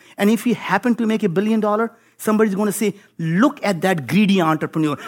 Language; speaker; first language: English; non-native, local second language; Hindi